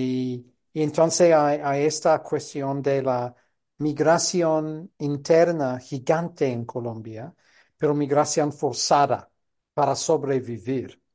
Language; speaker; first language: Spanish; non-native, fluent; English